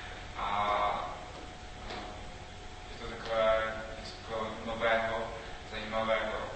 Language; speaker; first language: Czech; non-native, fluent; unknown